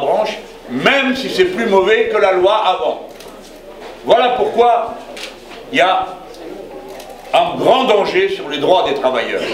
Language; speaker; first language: French; native; French